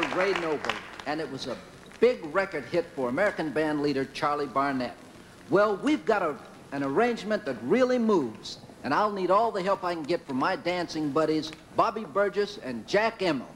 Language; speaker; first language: English; native; English